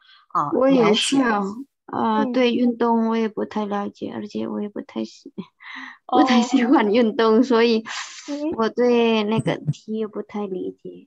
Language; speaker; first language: Chinese; non-native, fluent; Indonesian